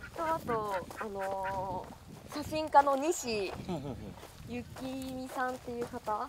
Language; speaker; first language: Japanese; native; Japanese